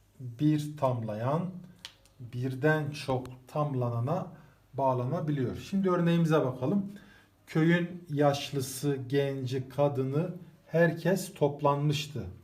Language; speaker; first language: Turkish; native; Turkish